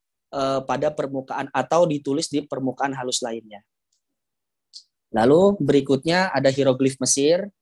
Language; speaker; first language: Indonesian; native; Indonesian